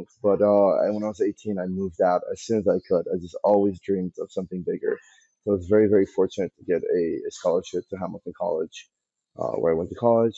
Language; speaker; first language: English; early bilingual, other home language; Persian